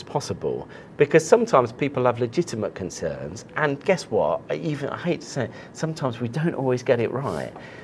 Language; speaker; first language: English; native; English